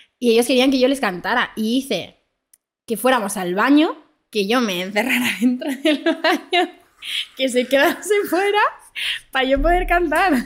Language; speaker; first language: Spanish; early bilingual, other home language; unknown